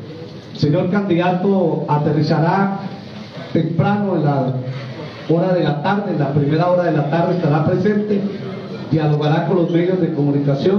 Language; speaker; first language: Spanish; native; Spanish